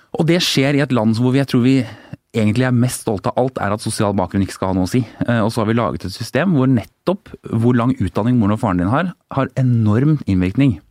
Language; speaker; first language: Norwegian; native; Norwegian